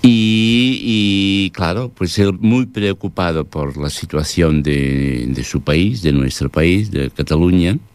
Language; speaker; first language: Spanish; non-native, local second language; Catalan